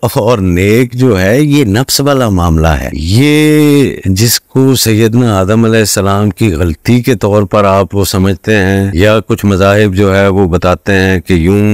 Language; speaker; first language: Urdu; non-native, local second language; Punjabi